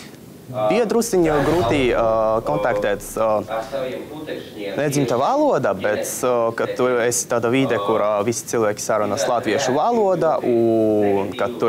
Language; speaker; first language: Latvian; non-native, fluent; Russian